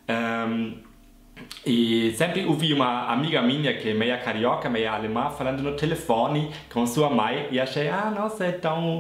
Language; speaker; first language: English; non-native, fluent; German